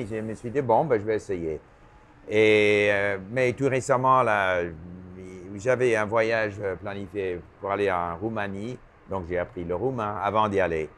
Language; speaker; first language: French; non-native, local second language; English